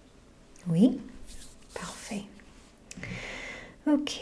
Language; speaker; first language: French; non-native, fluent; English